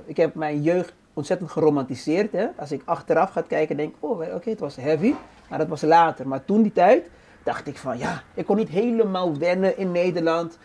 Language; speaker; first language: Dutch; early bilingual, other home language; Papiamento